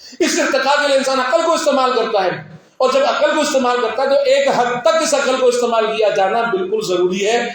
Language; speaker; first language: Urdu; non-native, local second language; Sindhi